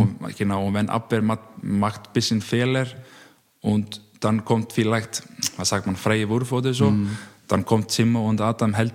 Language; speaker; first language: German; non-native, learner; Icelandic